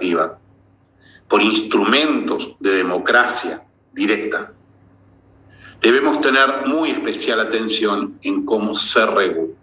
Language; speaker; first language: Spanish; native; Spanish